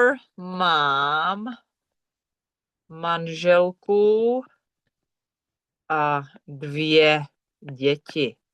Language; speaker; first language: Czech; non-native, fluent; English